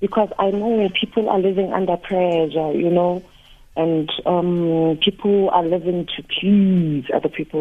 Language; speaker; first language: English; non-native, local second language; Zulu